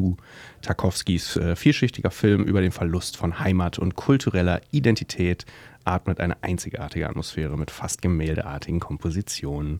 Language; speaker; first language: German; native; German